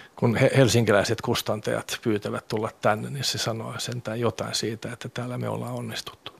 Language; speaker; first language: Finnish; non-native, local second language; Swedish